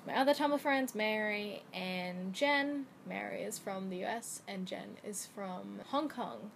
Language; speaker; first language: English; native; English